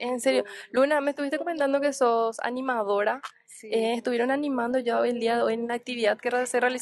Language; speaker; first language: Spanish; native; Spanish